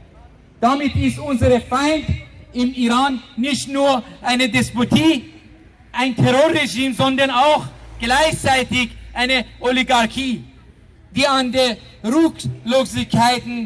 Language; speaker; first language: German; non-native, fluent; Persian